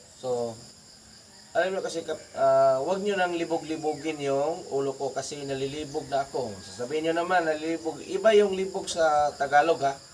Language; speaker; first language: Filipino; non-native, local second language; Cebuano